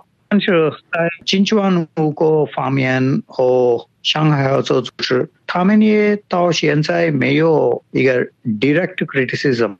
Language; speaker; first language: Chinese; non-native, fluent; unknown